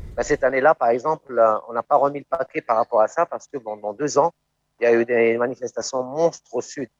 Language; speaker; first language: French; non-native, local second language; Arabic